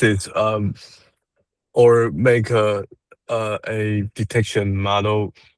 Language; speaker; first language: English; non-native, learner; Chinese